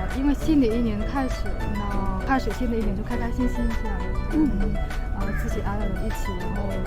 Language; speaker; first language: Chinese; non-native, fluent; Vietnamese